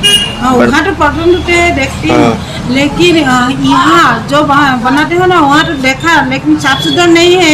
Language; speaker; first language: Hindi; non-native, local second language; Assamese